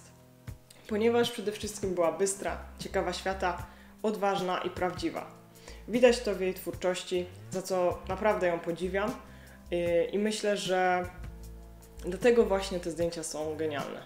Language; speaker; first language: Polish; native; Polish